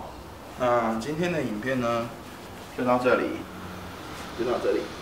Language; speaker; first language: Chinese; native; Chinese